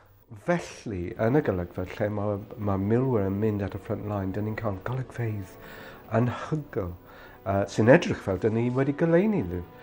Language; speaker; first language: Welsh; non-native, fluent; English